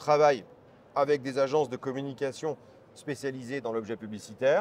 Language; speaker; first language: French; native; French